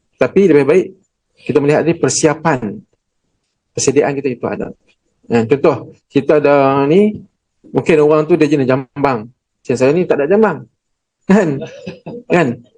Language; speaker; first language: Malay; native; Malay